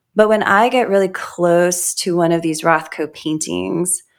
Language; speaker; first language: English; native; English